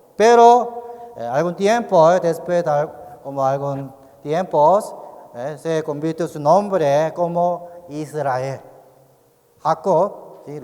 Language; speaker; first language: Spanish; non-native, learner; Korean